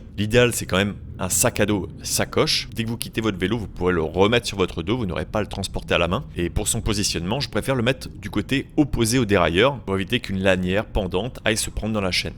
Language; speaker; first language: French; native; French